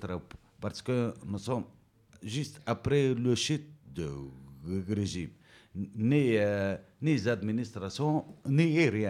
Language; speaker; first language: French; non-native, learner; Berber languages